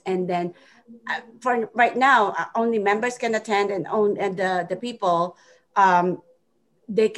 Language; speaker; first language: English; non-native, local second language; Filipino